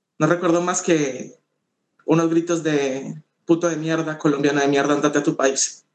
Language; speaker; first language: Spanish; native; Spanish